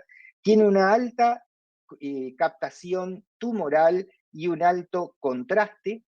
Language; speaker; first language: Spanish; native; Spanish